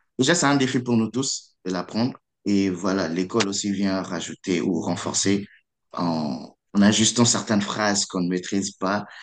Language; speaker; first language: French; non-native, local second language; Lingala